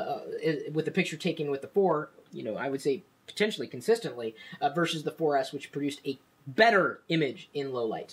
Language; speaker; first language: English; native; English